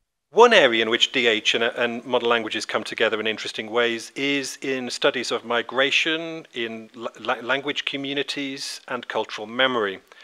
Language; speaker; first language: English; native; English